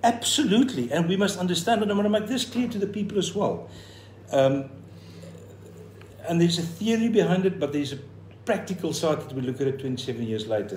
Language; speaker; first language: English; non-native, local second language; Afrikaans